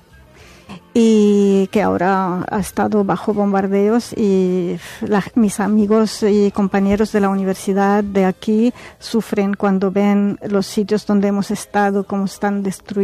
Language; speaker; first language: Spanish; non-native, fluent; Arabic